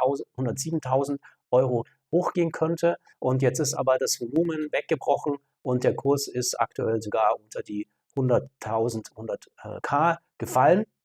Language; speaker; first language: German; native; German